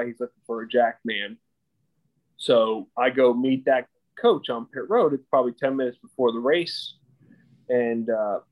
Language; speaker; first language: English; native; English